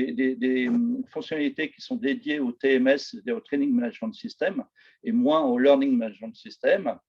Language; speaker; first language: French; native; French